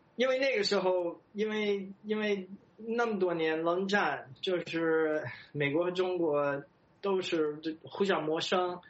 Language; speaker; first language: Chinese; non-native, fluent; English